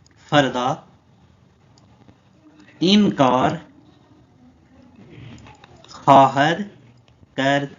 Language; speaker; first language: Persian; non-native, fluent; Urdu